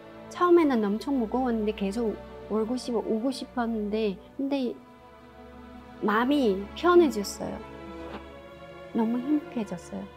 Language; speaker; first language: Korean; non-native, learner; Chinese